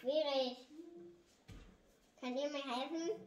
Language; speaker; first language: German; early bilingual, other home language; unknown